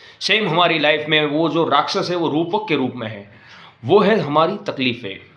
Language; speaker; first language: Hindi; non-native, local second language; Gujarati